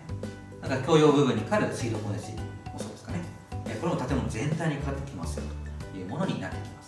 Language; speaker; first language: Japanese; native; Japanese